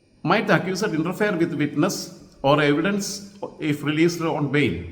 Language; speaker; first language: English; non-native, local second language; Malayalam